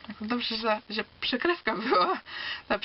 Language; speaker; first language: Polish; early bilingual, heritage; Polish